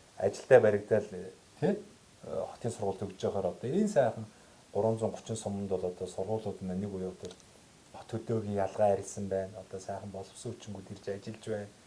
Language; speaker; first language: Mongolian; native; Mongolian